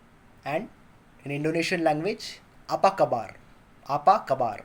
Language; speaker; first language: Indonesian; non-native, learner; Kannada